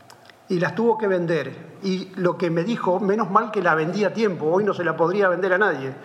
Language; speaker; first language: Spanish; native; Spanish